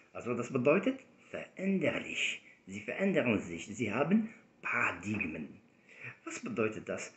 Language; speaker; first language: German; non-native, fluent; Arabic